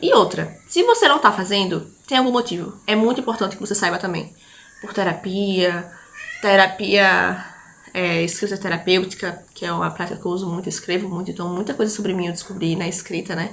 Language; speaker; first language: Portuguese; native; Portuguese